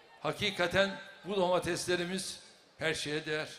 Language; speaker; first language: Turkish; native; Turkish